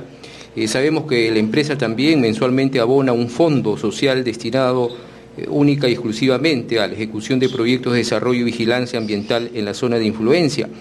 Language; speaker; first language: Spanish; native; Spanish